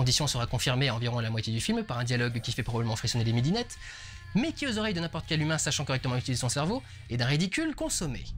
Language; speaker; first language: French; native; French